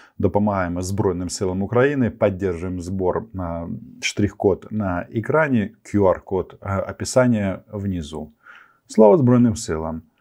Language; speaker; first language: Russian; non-native, local second language; Ukrainian